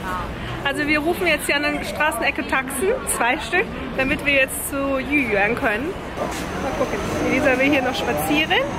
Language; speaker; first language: German; native; German